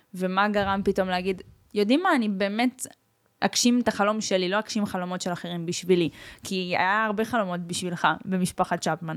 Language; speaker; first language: Hebrew; early bilingual, other home language; Russian